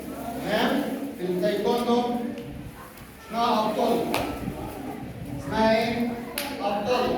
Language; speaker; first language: Arabic; native; Arabic